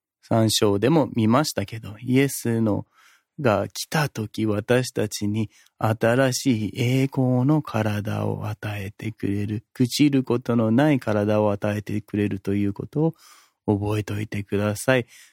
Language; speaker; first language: Japanese; non-native, fluent; English